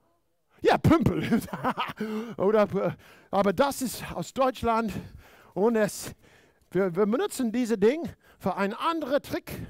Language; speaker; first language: German; non-native, fluent; English